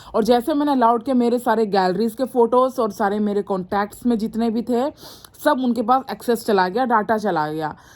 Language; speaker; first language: Hindi; non-native, local second language; Mizo